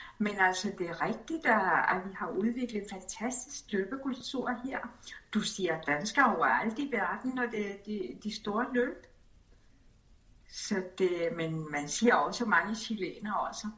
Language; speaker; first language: Danish; early bilingual, other home language; Spanish